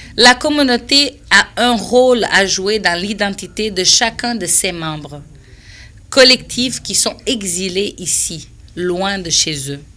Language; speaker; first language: French; non-native, fluent; Portuguese